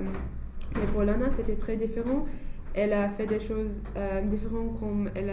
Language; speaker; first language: French; non-native, learner; English